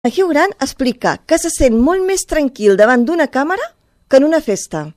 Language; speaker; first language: Catalan; native; Catalan